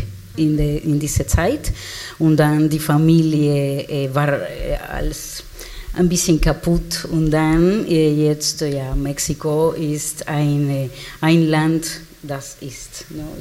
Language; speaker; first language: German; non-native, learner; Spanish